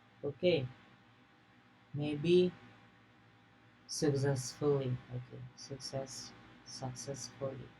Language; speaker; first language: English; non-native, learner; Indonesian